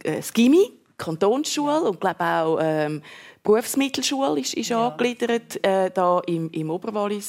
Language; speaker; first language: German; native; German